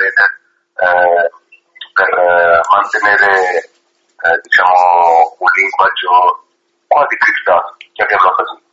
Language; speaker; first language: Italian; early bilingual, other home language; Arabic